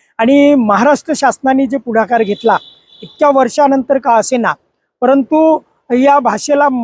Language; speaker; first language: Marathi; native; Marathi